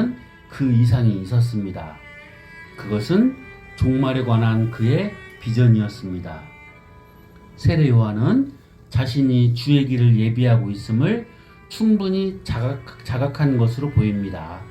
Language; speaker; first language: Korean; native; Korean